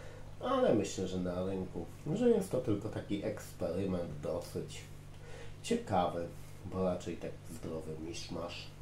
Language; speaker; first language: Polish; native; Polish